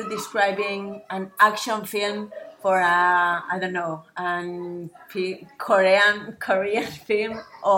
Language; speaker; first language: English; non-native, fluent; Spanish